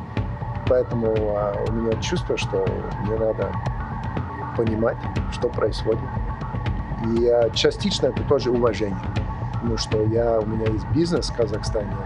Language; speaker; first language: Russian; non-native, fluent; English